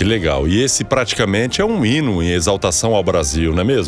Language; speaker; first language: Portuguese; native; Portuguese